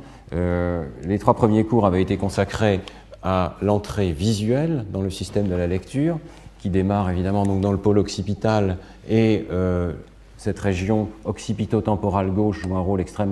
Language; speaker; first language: French; native; French